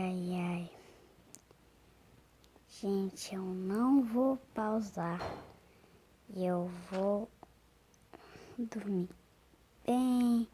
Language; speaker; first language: Portuguese; native; Portuguese